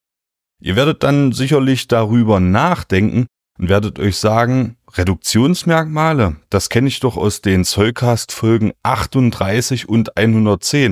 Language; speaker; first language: German; native; German